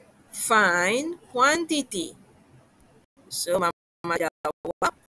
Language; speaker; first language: English; non-native, local second language; Malay